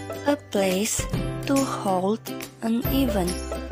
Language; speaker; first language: English; non-native, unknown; Indonesian